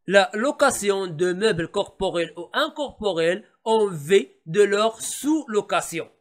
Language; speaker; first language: French; non-native, local second language; Arabic